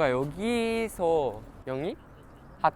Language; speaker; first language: Korean; non-native, learner; Japanese